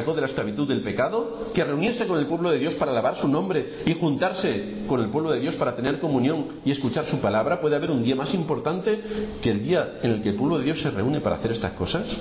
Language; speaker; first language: Spanish; native; Spanish